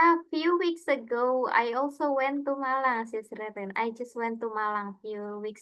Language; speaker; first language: English; non-native, fluent; Indonesian